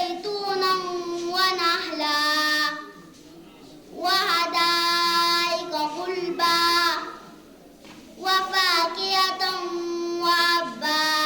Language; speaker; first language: Arabic; non-native, learner; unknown